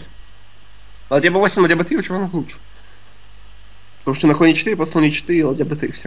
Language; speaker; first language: Russian; native; Russian